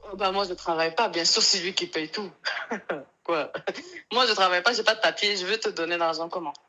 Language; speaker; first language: French; non-native, local second language; Arabic